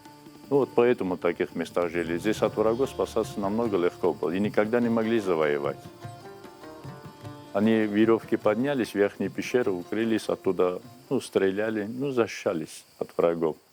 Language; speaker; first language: Russian; non-native, local second language; Armenian